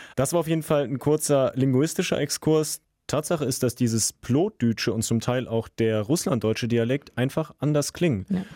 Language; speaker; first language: German; early bilingual, other home language; Russian